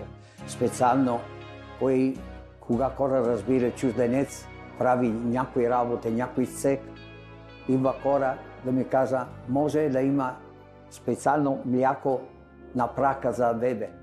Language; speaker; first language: Bulgarian; non-native, learner; Italian